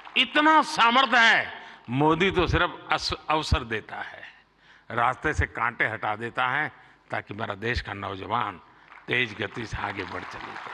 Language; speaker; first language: Hindi; non-native, local second language; Gujarati